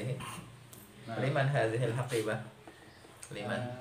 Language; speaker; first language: Arabic; non-native, fluent; Indonesian